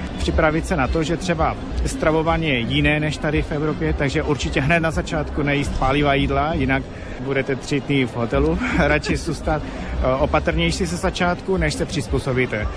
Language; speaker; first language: Czech; non-native, fluent; Spanish